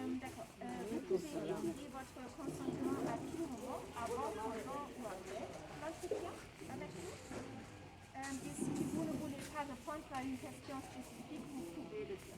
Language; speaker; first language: French; non-native, fluent; German